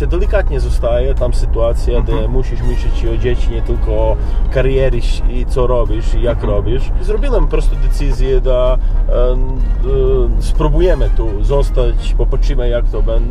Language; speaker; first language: Polish; non-native, learner; Serbian